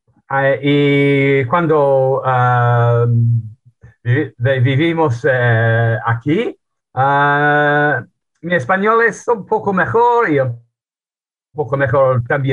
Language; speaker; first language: Spanish; non-native, learner; English